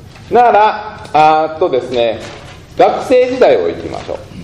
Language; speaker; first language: Japanese; native; Japanese